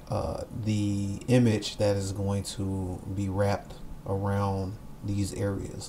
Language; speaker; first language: English; native; English